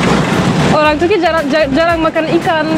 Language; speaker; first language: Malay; non-native, fluent; Turkish